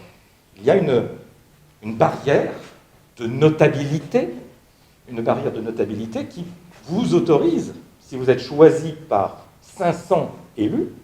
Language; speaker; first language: French; native; French